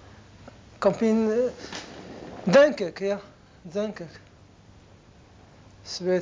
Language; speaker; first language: Dutch; non-native, learner; Arabic